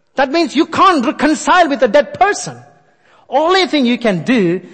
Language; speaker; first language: English; non-native, local second language; Malayalam